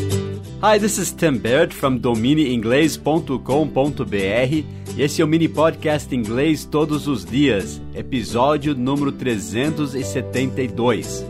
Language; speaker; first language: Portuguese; non-native, fluent; English